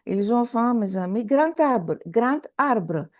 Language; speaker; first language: French; non-native, fluent; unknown